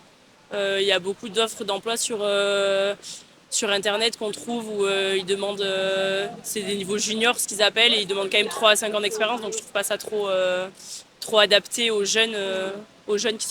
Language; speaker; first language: French; native; French